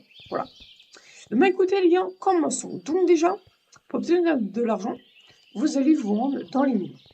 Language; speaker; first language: French; native; French